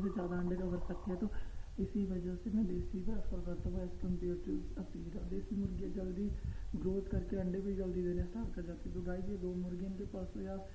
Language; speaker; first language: Hindi; non-native, local second language; Punjabi